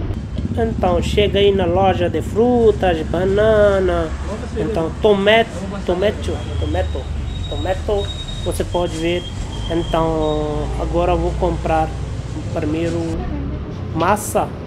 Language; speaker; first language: Portuguese; non-native, learner; Hindi